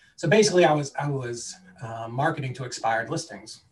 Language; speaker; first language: English; native; English